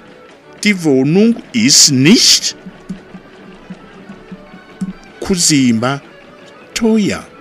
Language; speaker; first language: German; non-native, fluent; Rundi